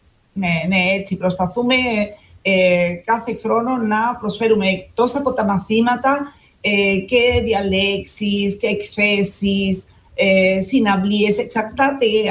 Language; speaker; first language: Greek; non-native, fluent; Spanish